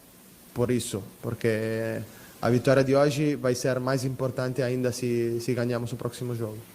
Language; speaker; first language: Portuguese; non-native, fluent; Italian